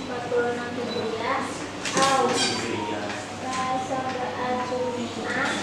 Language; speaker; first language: Arabic; non-native, learner; Indonesian